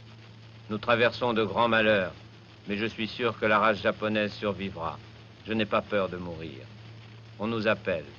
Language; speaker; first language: French; native; French